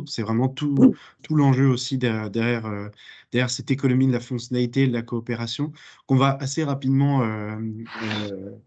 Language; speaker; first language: French; native; French